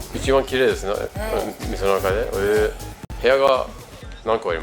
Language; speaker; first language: Japanese; non-native, learner; English